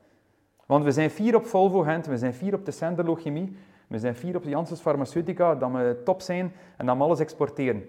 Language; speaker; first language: Dutch; native; Dutch